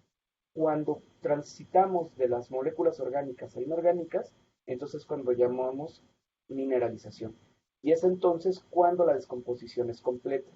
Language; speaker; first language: Spanish; native; Spanish